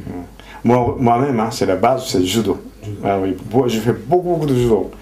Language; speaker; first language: French; non-native, fluent; Japanese